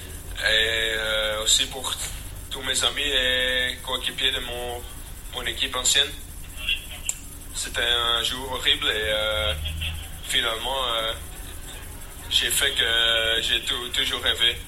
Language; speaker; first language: French; non-native, fluent; Dutch